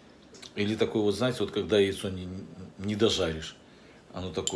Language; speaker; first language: Russian; native; Russian